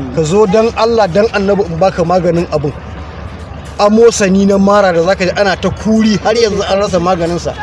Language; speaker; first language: Hausa; non-native, local second language; Fula